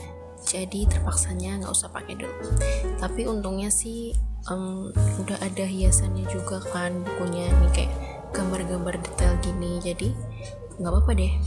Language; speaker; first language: Indonesian; native; Indonesian